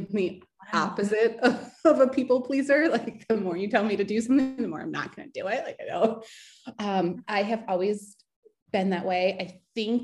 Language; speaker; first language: English; native; English